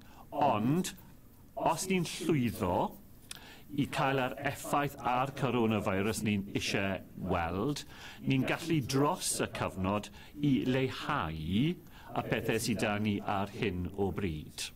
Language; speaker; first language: Welsh; non-native, fluent; English